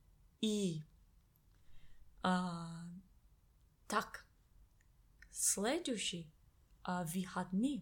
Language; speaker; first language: Russian; non-native, learner; English